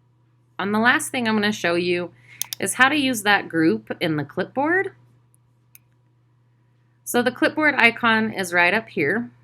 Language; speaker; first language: English; native; English